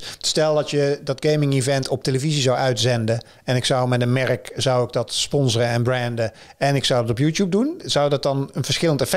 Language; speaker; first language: Dutch; native; Dutch